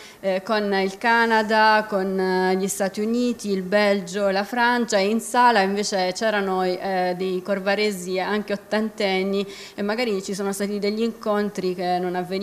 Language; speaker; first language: Italian; native; Italian